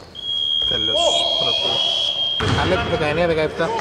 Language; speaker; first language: Greek; native; Greek